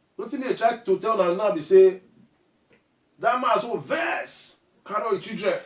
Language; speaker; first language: Nigerian Pidgin; non-native, local second language; Bini